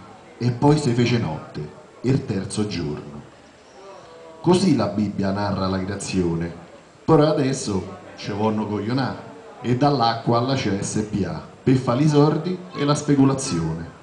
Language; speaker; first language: Italian; native; Italian